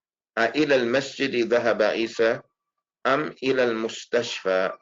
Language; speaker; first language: Arabic; non-native, fluent; English